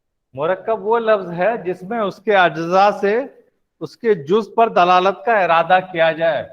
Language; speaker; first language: Urdu; native; Urdu